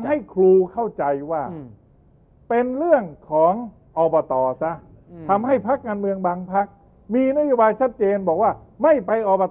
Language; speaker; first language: Thai; native; Thai